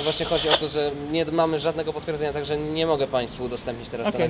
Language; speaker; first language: Polish; native; Polish